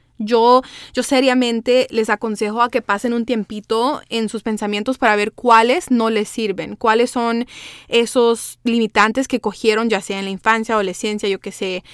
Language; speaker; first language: Spanish; early bilingual, heritage; Spanish